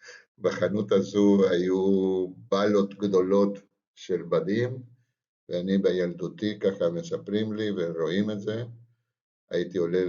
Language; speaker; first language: Hebrew; non-native, fluent; Spanish